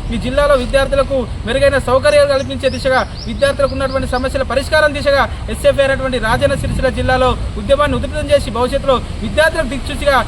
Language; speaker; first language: Telugu; native; Telugu